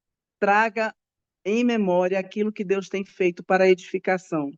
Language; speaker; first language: Portuguese; native; Portuguese